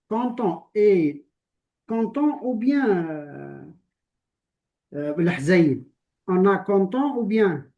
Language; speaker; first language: French; non-native, local second language; Arabic